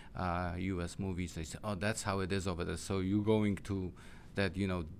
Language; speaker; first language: English; non-native, learner; Polish